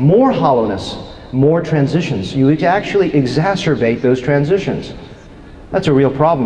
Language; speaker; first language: English; native; English